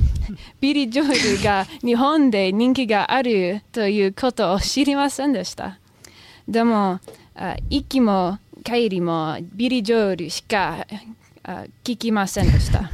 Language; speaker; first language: Japanese; non-native, learner; English